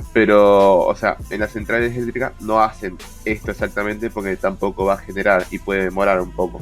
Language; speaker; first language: Spanish; native; Spanish